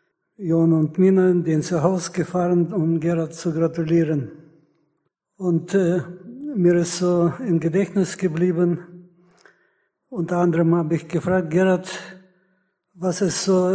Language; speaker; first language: German; non-native, fluent; Russian